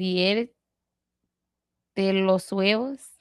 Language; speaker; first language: Spanish; non-native, learner; English